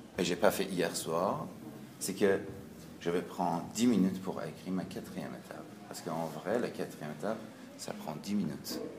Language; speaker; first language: French; non-native, learner; Persian